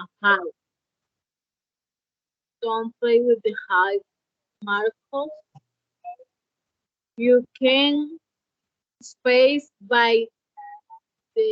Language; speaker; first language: English; non-native, learner; Spanish